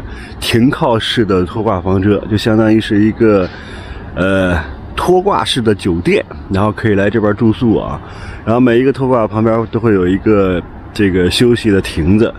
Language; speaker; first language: Chinese; native; Chinese